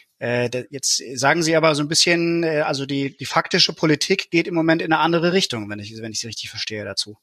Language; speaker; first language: German; native; German